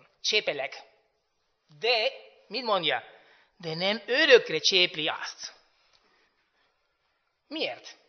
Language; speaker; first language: Hungarian; non-native, fluent; Spanish